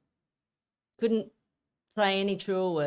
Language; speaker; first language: English; native; English